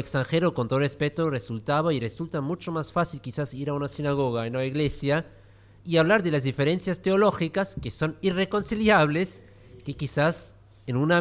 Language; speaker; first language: Spanish; non-native, fluent; German